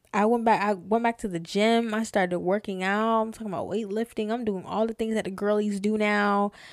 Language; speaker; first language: English; native; English